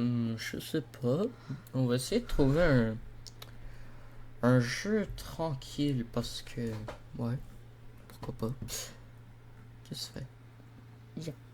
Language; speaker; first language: French; native; French